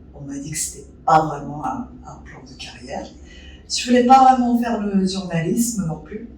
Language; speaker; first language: French; non-native, fluent; Japanese